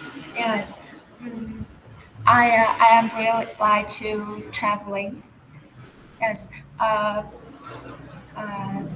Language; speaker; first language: English; non-native, learner; Vietnamese